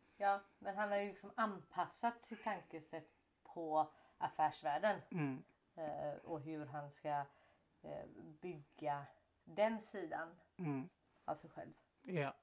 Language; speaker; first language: Swedish; native; Swedish